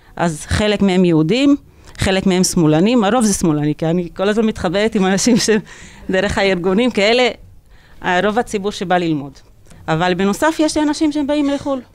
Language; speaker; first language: Hebrew; non-native, local second language; Arabic